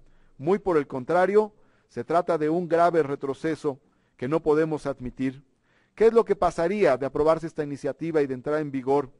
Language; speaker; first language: Spanish; native; Spanish